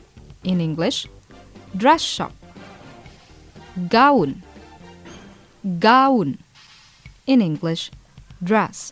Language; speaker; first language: English; non-native, fluent; Indonesian